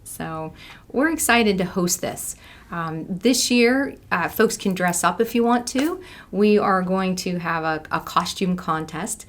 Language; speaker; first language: English; native; English